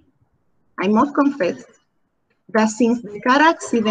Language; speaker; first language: English; non-native, learner; Spanish